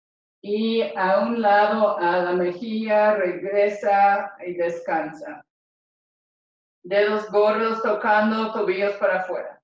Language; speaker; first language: Spanish; non-native, fluent; English